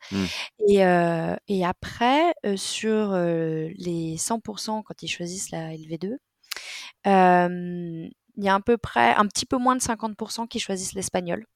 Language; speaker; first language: French; native; French